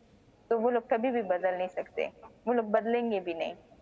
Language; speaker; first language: Hindi; non-native, fluent; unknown